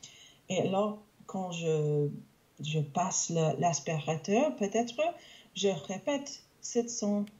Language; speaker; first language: French; non-native, local second language; English